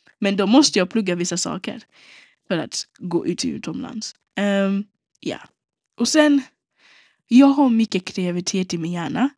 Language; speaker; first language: Swedish; non-native, local second language; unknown